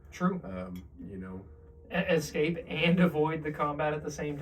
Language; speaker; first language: English; native; English